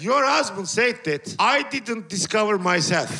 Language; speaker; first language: English; non-native, learner; Turkish